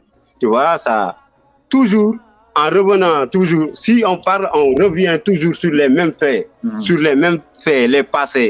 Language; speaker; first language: French; non-native, local second language; Wolof